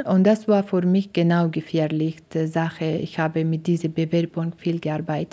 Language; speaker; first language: German; non-native, learner; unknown